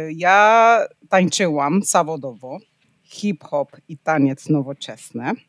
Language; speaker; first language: Polish; non-native, fluent; Spanish